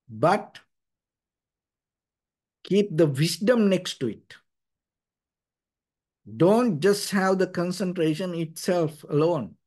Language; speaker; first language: English; non-native, fluent; Sinhala